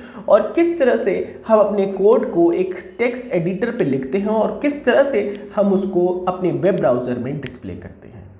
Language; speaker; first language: Hindi; native; Hindi